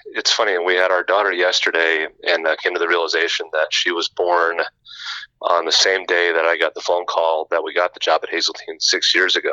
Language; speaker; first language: English; native; English